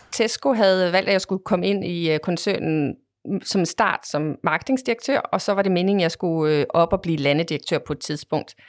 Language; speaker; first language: Danish; native; Danish